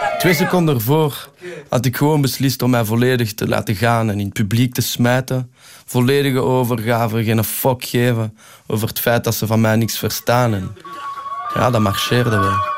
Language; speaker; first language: Dutch; native; Dutch